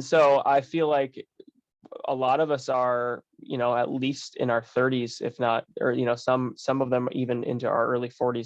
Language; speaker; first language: English; native; English